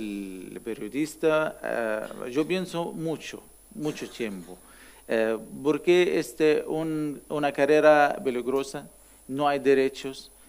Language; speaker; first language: Spanish; non-native, learner; Arabic